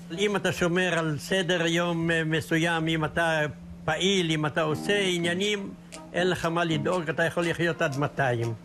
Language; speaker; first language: Hebrew; native; Hebrew